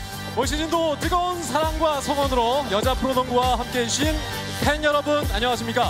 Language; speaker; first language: Korean; native; Korean